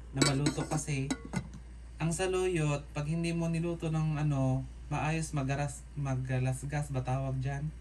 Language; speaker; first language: Filipino; non-native, local second language; Iloko